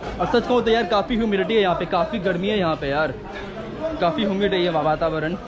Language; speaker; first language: Hindi; native; Hindi